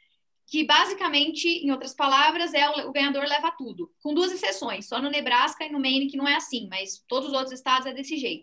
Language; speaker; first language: Portuguese; native; Portuguese